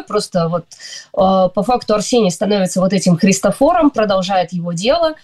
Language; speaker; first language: Russian; native; Russian